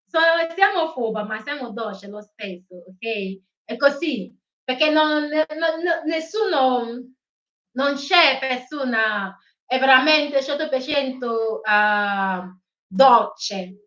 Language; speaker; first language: Italian; non-native, learner; Igbo